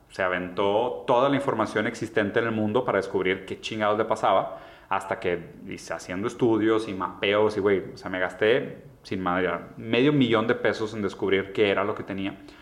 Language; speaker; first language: Spanish; early bilingual, other home language; Portuguese